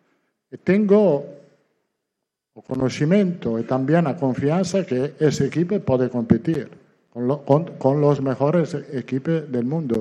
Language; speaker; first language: Portuguese; non-native, learner; Italian